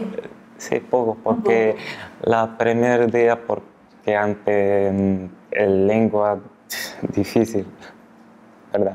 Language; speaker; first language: Spanish; non-native, learner; Arabic